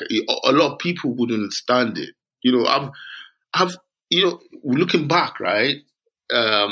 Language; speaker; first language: English; non-native, local second language; Yoruba